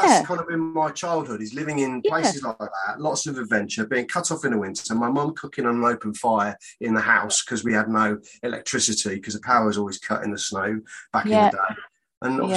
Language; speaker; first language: English; native; English